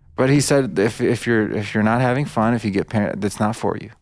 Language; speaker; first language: English; early bilingual, other home language; Bosnian